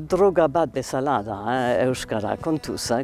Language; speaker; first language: Basque; non-native, local second language; English